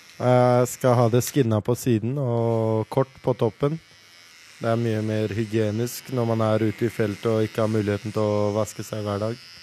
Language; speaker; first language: Norwegian; early bilingual, other home language; Kurdish